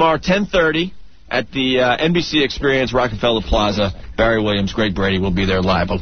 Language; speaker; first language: English; native; English